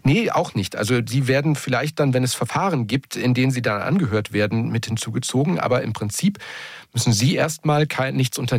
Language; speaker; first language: German; native; German